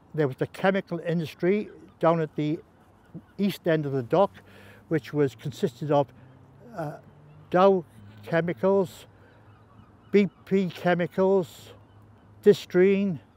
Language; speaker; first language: English; native; English